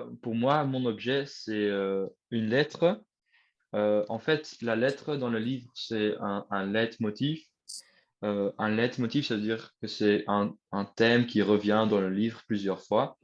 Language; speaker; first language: French; non-native, learner; Dutch